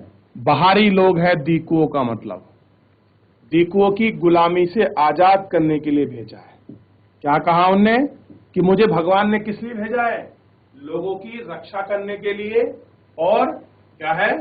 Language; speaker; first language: Hindi; native; Hindi